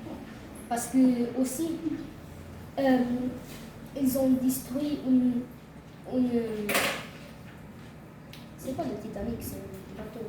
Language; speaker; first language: French; non-native, learner; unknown